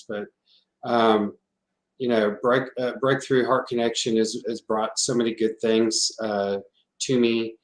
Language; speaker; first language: English; native; English